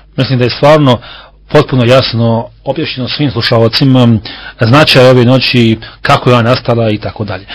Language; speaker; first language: Bosnian; native; Bosnian